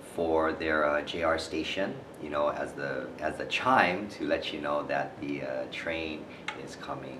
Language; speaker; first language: English; native; English